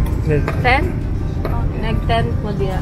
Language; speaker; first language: English; non-native, learner; Cebuano